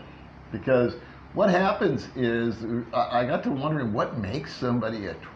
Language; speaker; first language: English; native; English